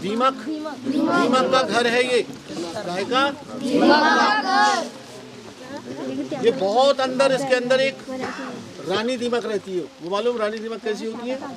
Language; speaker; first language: Hindi; native; Hindi